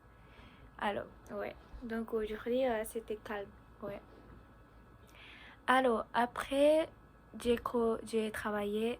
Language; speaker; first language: French; non-native, learner; Japanese